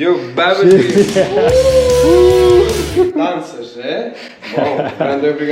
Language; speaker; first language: Portuguese; non-native, learner; Ukrainian